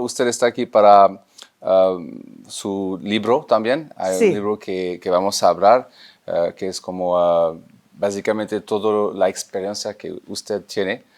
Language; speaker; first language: Spanish; non-native, fluent; French